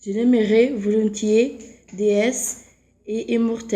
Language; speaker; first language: French; non-native, learner; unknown